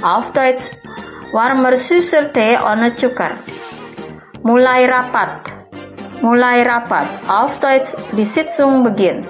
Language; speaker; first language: German; non-native, fluent; Indonesian